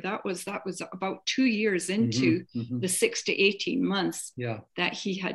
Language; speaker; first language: English; native; English